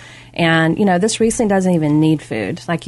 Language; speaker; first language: English; native; English